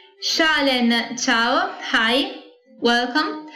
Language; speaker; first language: English; non-native, learner; Italian